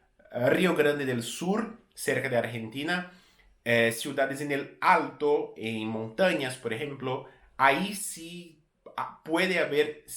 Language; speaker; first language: Spanish; non-native, fluent; Portuguese